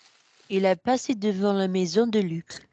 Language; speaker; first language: French; non-native, learner; English